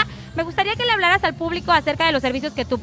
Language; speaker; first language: Spanish; native; Spanish